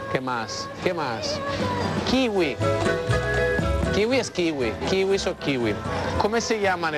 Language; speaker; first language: Spanish; non-native, learner; Italian